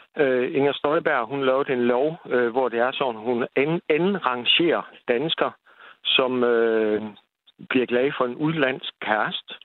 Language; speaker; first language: Danish; native; Danish